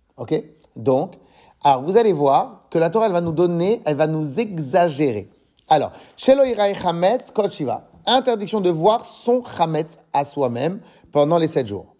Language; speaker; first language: French; native; French